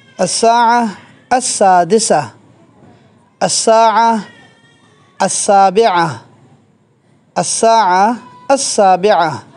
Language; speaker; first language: Arabic; non-native, fluent; Urdu